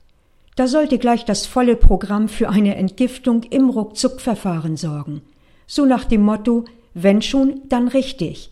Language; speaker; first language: German; native; German